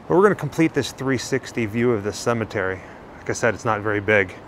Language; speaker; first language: English; native; English